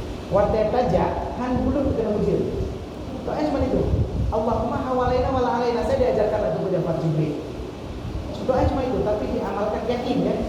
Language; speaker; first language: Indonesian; non-native, local second language; Achinese